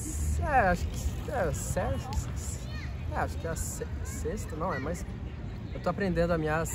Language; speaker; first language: Portuguese; non-native, fluent; French